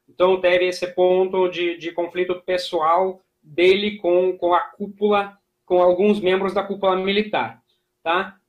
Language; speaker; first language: Portuguese; non-native, fluent; Russian